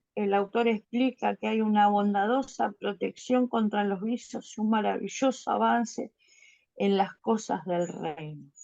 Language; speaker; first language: Spanish; native; Spanish